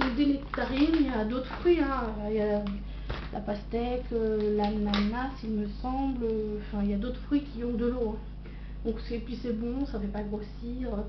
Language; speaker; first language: French; native; French